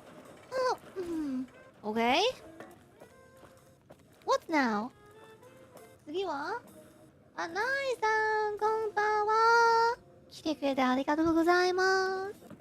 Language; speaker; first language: Japanese; non-native, fluent; Chinese